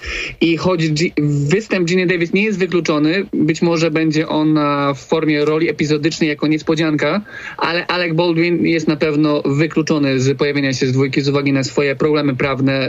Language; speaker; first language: Polish; native; Polish